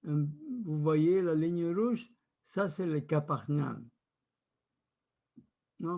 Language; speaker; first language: French; non-native, fluent; Spanish